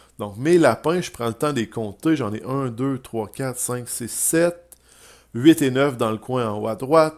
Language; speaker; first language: French; native; French